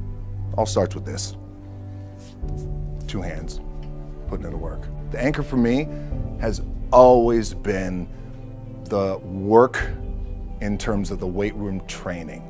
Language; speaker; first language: English; native; English